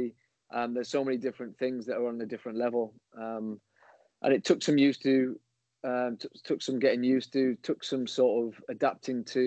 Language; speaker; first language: English; native; English